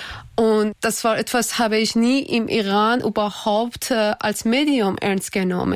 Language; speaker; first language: German; non-native, learner; Persian